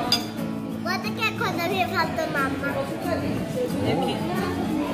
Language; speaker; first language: Italian; early bilingual, heritage; Italian